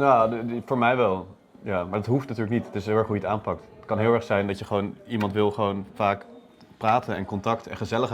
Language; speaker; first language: Dutch; native; Dutch